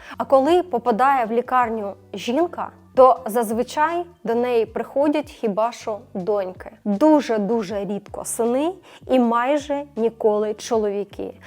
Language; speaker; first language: Ukrainian; non-native, local second language; Russian